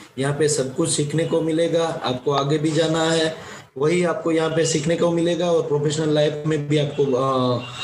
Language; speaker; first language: Hindi; non-native, local second language; Gujarati